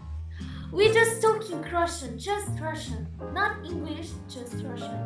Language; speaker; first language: English; non-native, learner; Russian